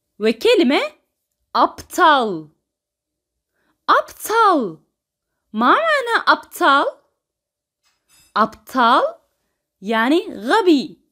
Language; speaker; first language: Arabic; non-native, fluent; Turkish